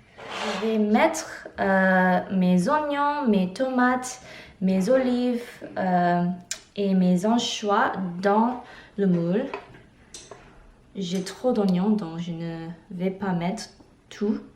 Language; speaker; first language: French; non-native, learner; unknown